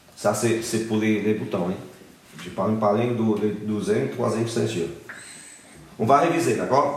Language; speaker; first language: French; non-native, fluent; Portuguese